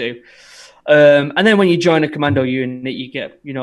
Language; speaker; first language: English; native; English